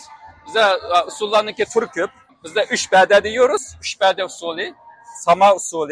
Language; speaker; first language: Turkish; non-native, learner; Uyghur